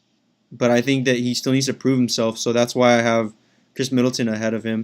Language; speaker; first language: English; native; English